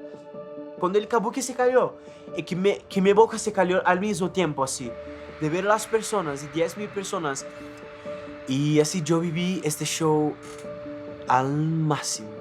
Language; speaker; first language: Spanish; non-native, fluent; Portuguese